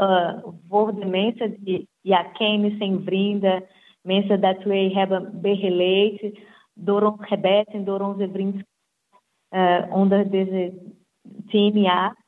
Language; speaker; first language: Dutch; non-native, fluent; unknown